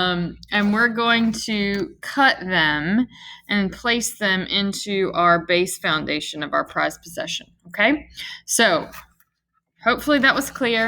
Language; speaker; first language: English; native; English